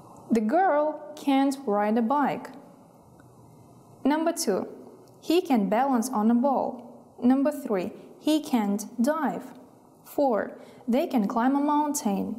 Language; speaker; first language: English; non-native, fluent; Kazakh